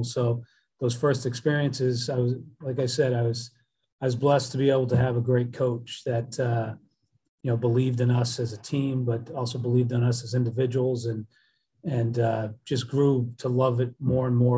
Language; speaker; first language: English; native; English